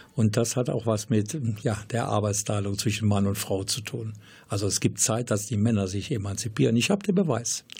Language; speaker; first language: German; native; German